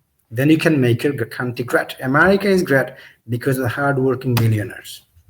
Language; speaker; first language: English; non-native, local second language; Sylheti